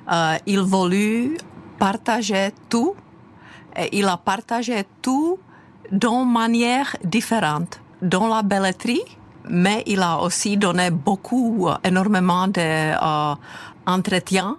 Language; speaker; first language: French; non-native, fluent; Czech